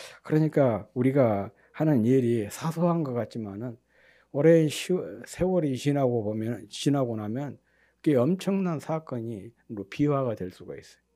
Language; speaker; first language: Korean; native; Korean